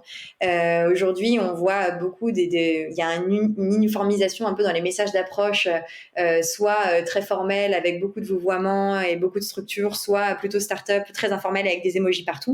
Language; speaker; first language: French; native; French